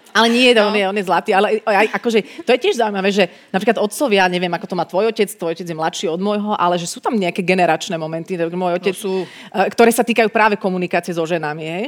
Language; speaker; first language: Slovak; native; Slovak